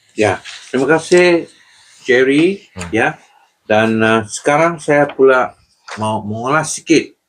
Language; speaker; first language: Malay; non-native, local second language; Chinese